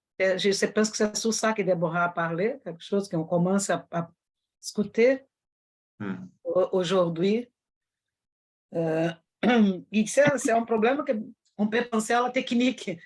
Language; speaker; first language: French; non-native, fluent; Portuguese